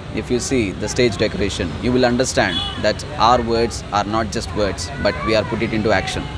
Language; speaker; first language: English; non-native, local second language; Telugu